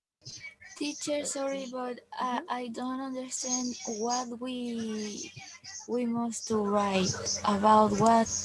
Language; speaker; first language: English; non-native, learner; Spanish